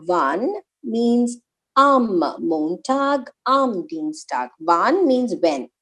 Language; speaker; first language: German; non-native, learner; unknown